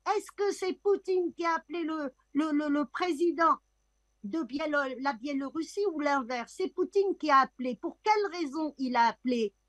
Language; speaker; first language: French; non-native, local second language; Arabic